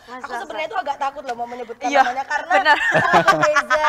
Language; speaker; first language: Indonesian; native; Indonesian